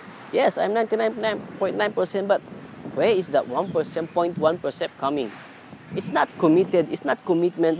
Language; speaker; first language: English; non-native, local second language; Filipino